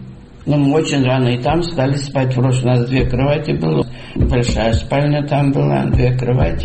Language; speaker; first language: Russian; native; Russian